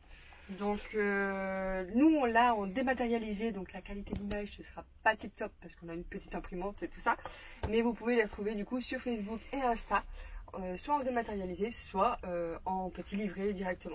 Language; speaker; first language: French; native; French